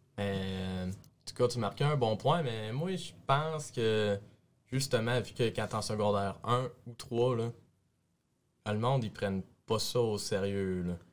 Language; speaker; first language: French; native; French